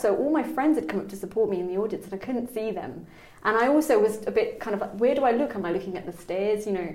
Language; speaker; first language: English; native; English